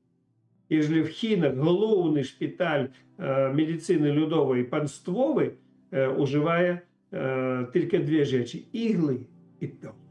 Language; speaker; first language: Polish; non-native, fluent; Russian